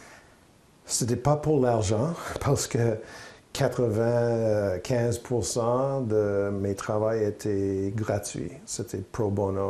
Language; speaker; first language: French; non-native, local second language; English